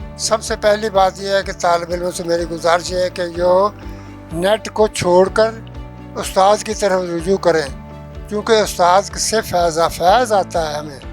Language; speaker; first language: Urdu; non-native, local second language; Punjabi